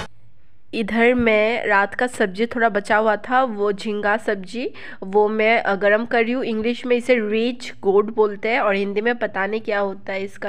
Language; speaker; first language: Hindi; non-native, local second language; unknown